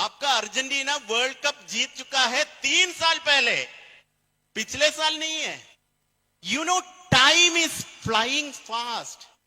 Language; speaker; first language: Hindi; non-native, fluent; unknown